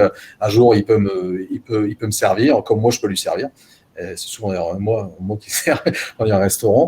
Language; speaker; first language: French; native; French